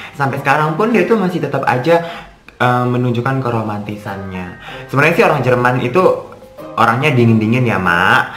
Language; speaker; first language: Indonesian; native; Indonesian